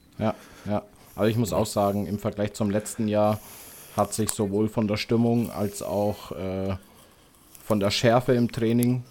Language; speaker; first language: German; native; German